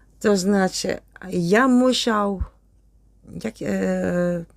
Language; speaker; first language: Polish; non-native, learner; Dutch